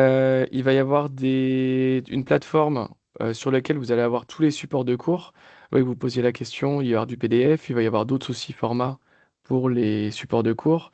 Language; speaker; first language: French; native; French